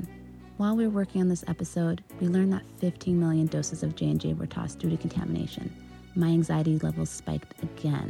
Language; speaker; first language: English; native; English